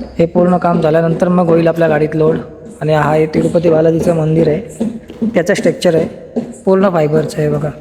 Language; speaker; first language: Marathi; non-native, local second language; Kannada